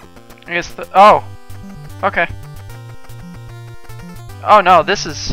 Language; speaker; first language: English; native; English